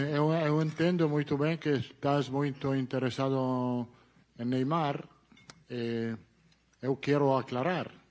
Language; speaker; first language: Portuguese; non-native, learner; Italian